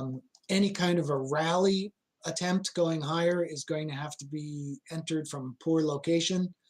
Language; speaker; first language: English; native; English